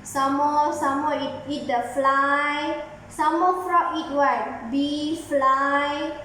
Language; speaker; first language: English; non-native, learner; Malay